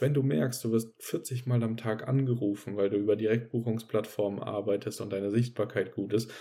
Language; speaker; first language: German; native; German